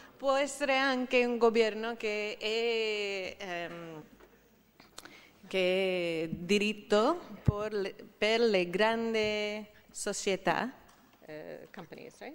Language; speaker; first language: Italian; non-native, learner; English